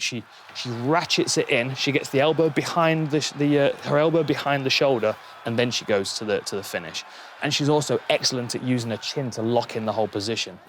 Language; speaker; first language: English; native; English